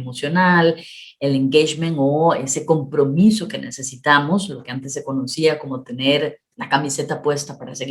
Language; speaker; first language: Spanish; native; Spanish